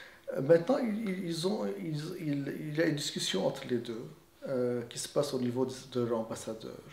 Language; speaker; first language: French; non-native, fluent; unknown